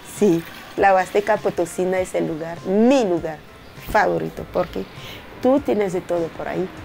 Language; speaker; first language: Spanish; non-native, fluent; French